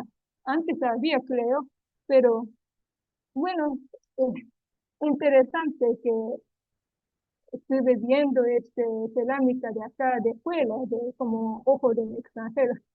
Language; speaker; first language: Spanish; non-native, learner; Japanese